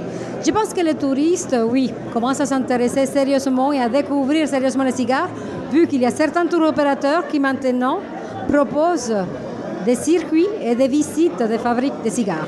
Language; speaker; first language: French; native; French